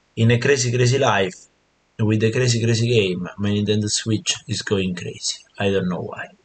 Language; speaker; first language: English; non-native, learner; Italian